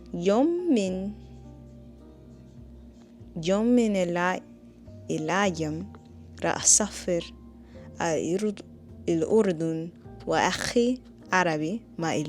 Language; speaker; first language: Arabic; non-native, learner; English